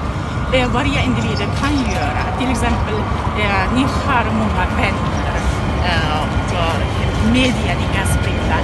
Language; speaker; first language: Swedish; non-native, learner; Uyghur